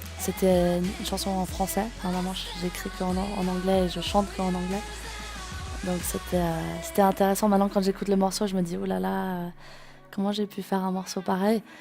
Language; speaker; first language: French; native; French